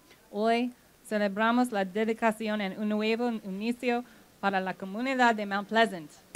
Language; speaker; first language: Spanish; non-native, fluent; English